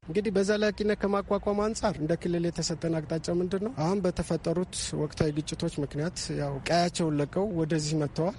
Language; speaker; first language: Amharic; native; Amharic